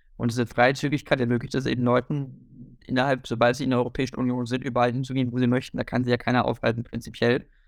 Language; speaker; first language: German; native; German